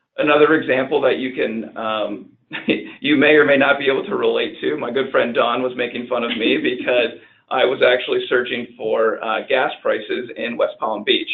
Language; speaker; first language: English; native; English